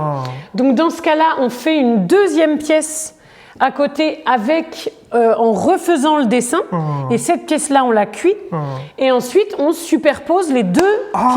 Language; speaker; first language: French; native; French